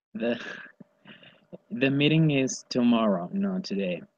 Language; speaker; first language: English; non-native, learner; Spanish